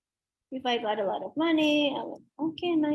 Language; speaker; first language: English; non-native, fluent; Indonesian